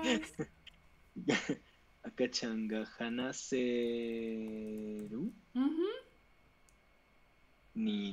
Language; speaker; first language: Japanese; non-native, learner; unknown